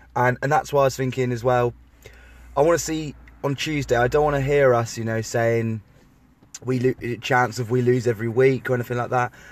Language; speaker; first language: English; native; English